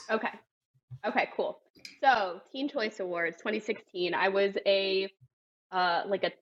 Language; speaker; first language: English; native; English